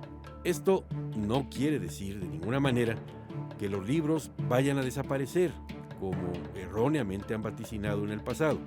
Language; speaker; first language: Spanish; native; Spanish